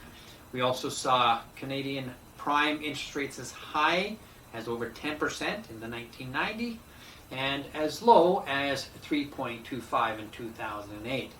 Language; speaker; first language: English; native; English